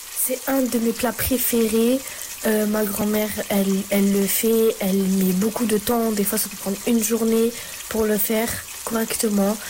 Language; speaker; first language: French; native; French